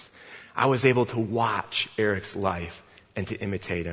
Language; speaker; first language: English; native; English